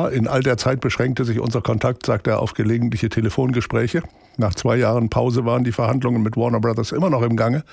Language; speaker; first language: German; native; German